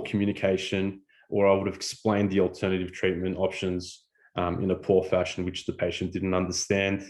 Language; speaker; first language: English; native; English